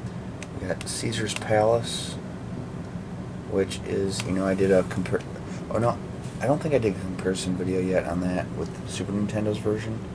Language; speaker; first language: English; native; English